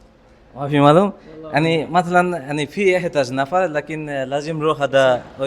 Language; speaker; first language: Arabic; non-native, learner; Bangla